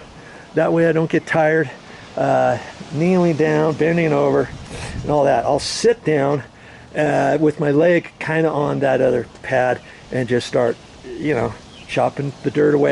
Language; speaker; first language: English; native; English